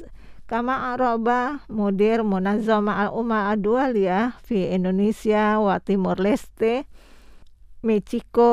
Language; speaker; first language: Arabic; non-native, fluent; Indonesian